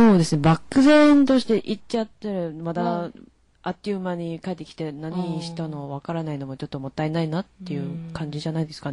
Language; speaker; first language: Japanese; non-native, fluent; Chinese